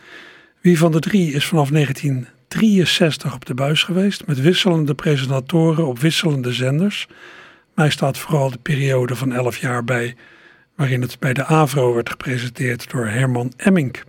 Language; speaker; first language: Dutch; native; Dutch